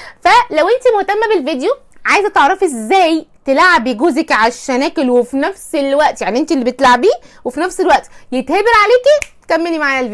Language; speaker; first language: Arabic; native; Arabic